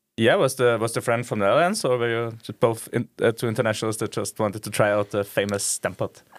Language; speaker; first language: English; non-native, fluent; German